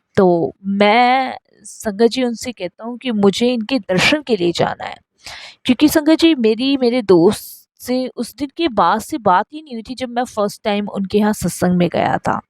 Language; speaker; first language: Hindi; native; Hindi